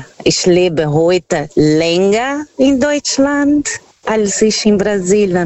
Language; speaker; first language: German; non-native, fluent; Portuguese